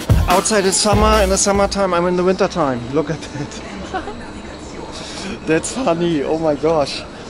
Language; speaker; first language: English; non-native, learner; German